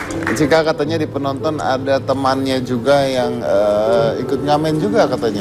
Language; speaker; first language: Indonesian; native; Indonesian